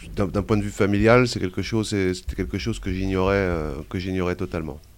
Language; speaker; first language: French; native; French